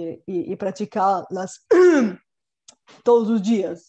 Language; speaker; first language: Portuguese; non-native, fluent; Bulgarian